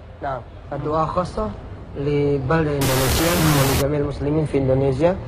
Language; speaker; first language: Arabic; non-native, fluent; Indonesian